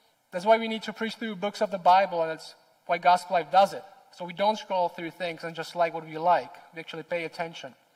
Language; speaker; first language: English; non-native, fluent; Czech